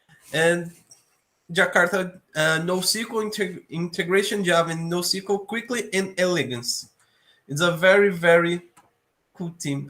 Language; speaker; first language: English; non-native, learner; Portuguese